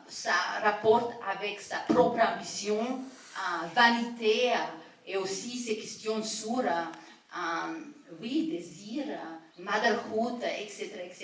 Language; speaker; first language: French; non-native, fluent; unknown